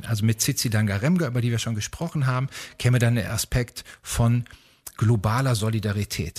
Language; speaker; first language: German; native; German